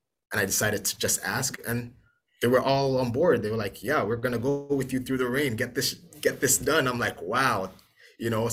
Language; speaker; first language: English; non-native, local second language; Akan